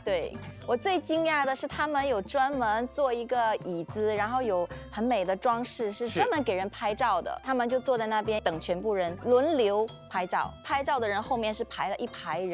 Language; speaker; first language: Chinese; native; Chinese